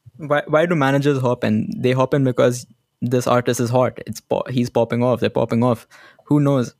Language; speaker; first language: English; non-native, local second language; Hindi